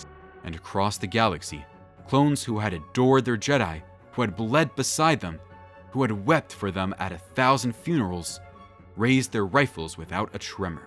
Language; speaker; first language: English; native; English